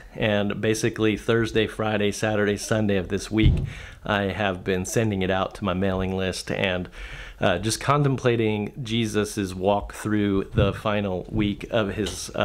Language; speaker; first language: English; native; English